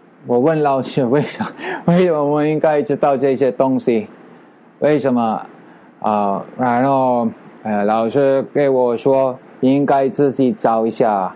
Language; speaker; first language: Chinese; non-native, learner; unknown